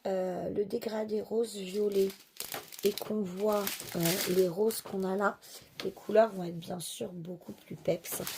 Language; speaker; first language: French; native; French